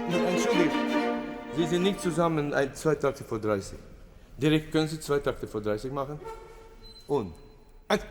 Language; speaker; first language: German; non-native, fluent; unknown